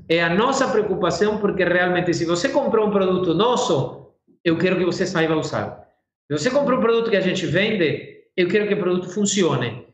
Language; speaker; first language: Portuguese; non-native, fluent; Spanish